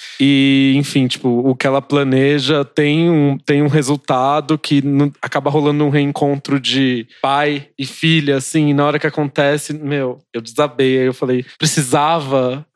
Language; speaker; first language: Portuguese; native; Portuguese